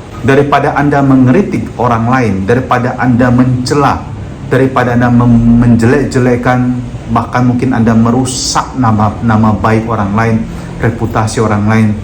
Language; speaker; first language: Indonesian; native; Indonesian